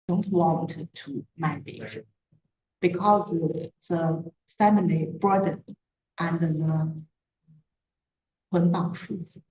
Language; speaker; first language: English; non-native, learner; Chinese